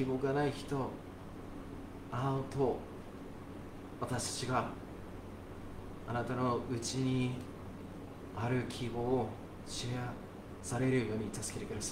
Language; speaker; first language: Japanese; non-native, fluent; English